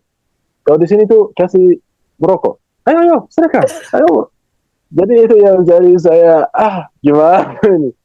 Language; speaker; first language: Indonesian; non-native, fluent; Arabic